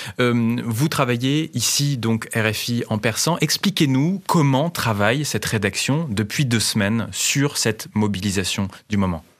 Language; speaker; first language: French; native; French